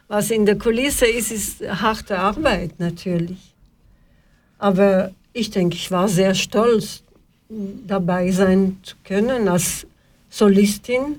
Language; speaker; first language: German; non-native, fluent; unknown